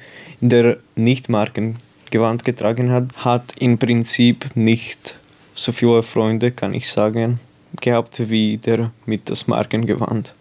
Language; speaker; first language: German; non-native, local second language; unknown